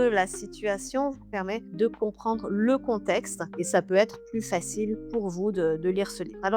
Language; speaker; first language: French; native; French